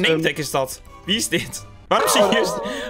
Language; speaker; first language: Dutch; native; Dutch